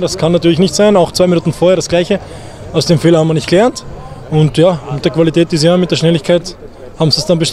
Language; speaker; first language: German; native; German